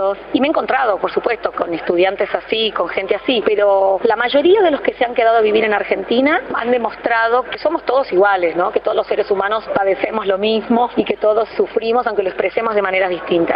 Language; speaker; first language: Spanish; native; Spanish